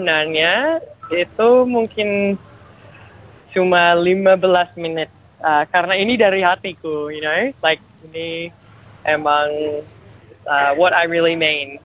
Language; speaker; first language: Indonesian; non-native, fluent; English